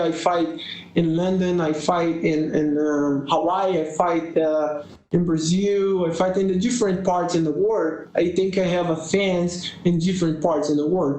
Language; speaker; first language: English; non-native, learner; Portuguese